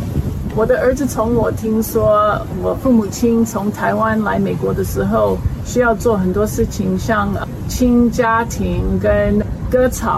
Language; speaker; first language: Chinese; early bilingual, heritage; Chinese